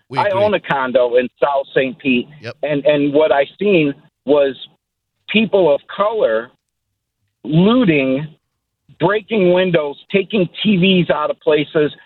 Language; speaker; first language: English; native; English